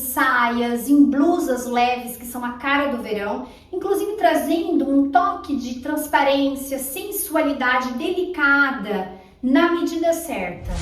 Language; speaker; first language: Portuguese; native; Portuguese